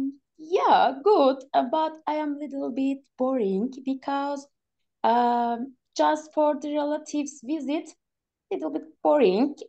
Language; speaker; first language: English; non-native, learner; Turkish